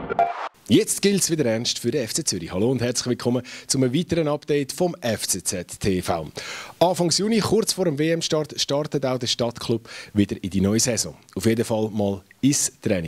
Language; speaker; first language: German; native; German